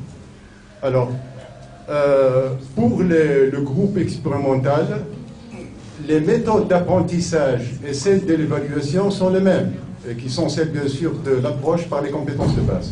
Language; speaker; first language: French; non-native, local second language; Arabic